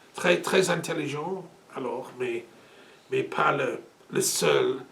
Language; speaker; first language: French; non-native, learner; English